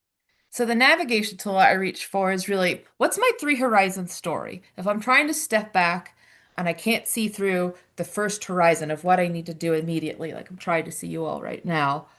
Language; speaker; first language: English; native; English